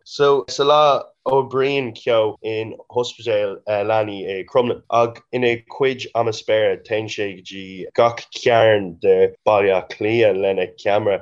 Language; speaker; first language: Irish; non-native, local second language; English